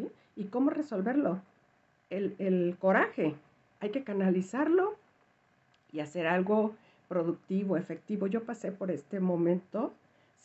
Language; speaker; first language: Spanish; native; Spanish